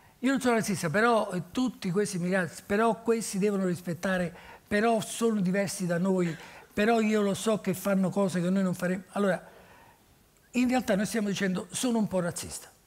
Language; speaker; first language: Italian; native; Italian